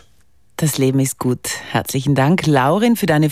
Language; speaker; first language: German; native; German